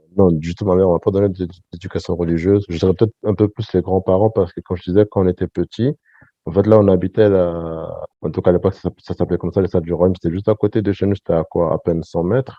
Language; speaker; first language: French; early bilingual, other home language; Sango